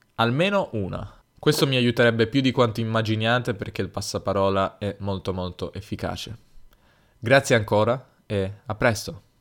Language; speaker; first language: Italian; native; Italian